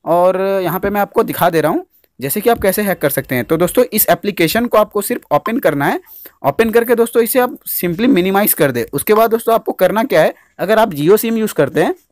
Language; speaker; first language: Hindi; native; Hindi